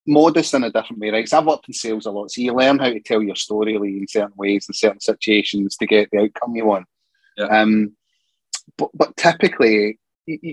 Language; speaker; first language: English; native; English